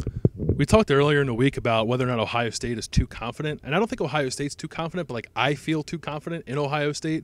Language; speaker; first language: English; native; English